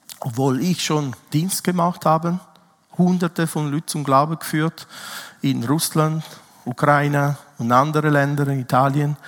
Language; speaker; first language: German; non-native, fluent; Italian